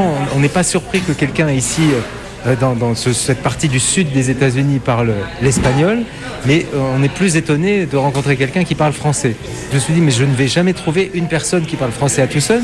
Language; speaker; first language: French; native; French